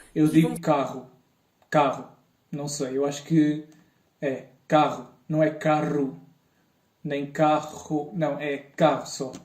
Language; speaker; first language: Portuguese; native; Portuguese